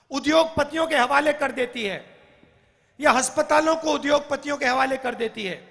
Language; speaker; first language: Hindi; native; Hindi